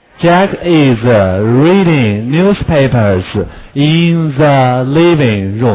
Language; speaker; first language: English; non-native, fluent; Chinese